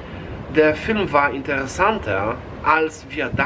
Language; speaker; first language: German; non-native, fluent; Polish